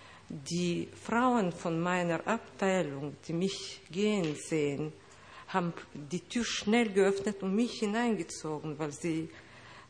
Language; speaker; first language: German; non-native, fluent; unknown